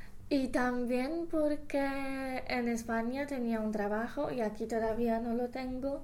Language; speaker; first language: Spanish; non-native, fluent; English